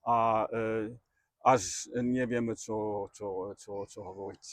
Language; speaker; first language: Slovak; non-native, learner; German